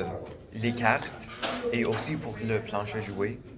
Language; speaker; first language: French; non-native, local second language; English